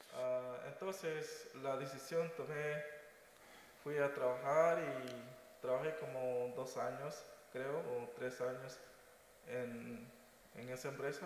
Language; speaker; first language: Spanish; non-native, local second language; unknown